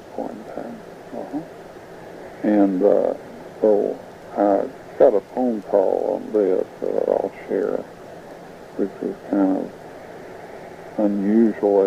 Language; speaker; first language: English; native; English